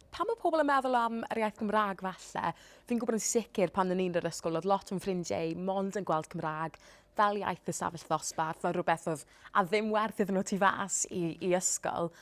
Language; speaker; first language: Welsh; native; Welsh